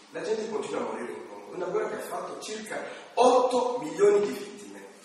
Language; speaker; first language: Italian; non-native, fluent; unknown